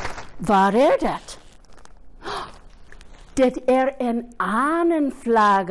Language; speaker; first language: Swedish; non-native, fluent; English